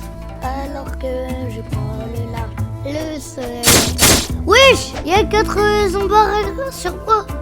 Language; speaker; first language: French; native; French